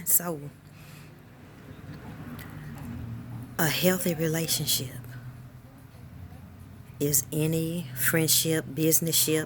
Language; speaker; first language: English; native; English